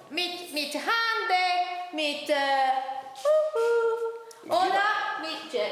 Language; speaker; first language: German; non-native, learner; Italian